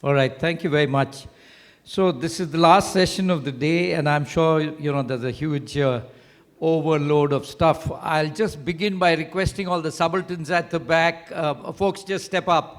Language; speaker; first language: English; non-native, local second language; Hindi